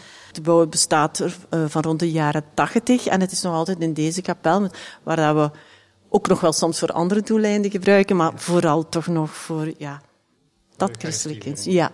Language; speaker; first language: Dutch; native; Dutch